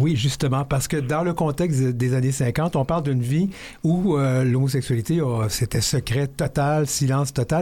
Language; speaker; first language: French; native; French